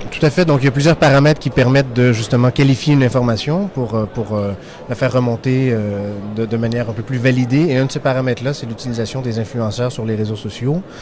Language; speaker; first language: French; native; French